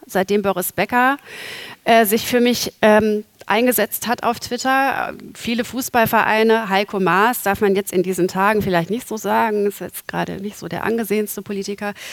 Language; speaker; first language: German; native; German